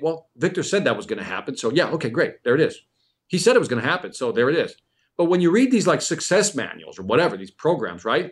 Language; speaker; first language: English; early bilingual, other home language; Spanish